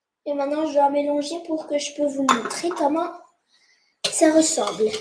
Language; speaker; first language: French; non-native, fluent; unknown